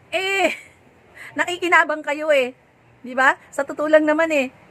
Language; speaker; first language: Filipino; native; Filipino